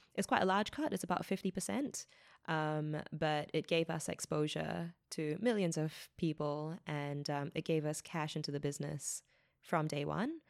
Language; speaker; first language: English; native; English